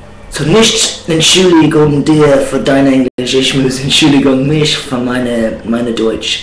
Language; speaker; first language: German; non-native, learner; English